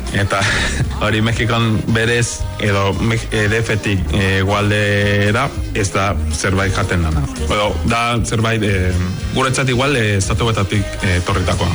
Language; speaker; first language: Basque; non-native, fluent; Spanish